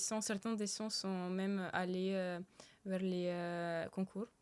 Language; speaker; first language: French; early bilingual, other home language; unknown